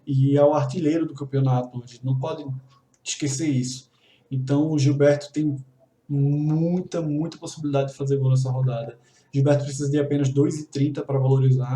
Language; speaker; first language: Portuguese; native; Portuguese